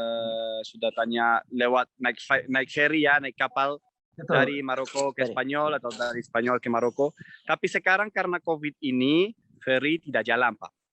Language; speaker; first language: Indonesian; non-native, fluent; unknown